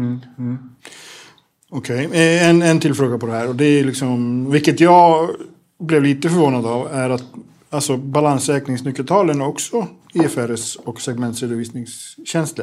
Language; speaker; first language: Swedish; native; Swedish